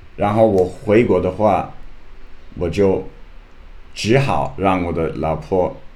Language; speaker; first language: Chinese; non-native, learner; English